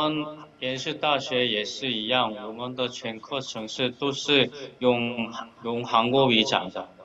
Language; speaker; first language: Chinese; non-native, fluent; Korean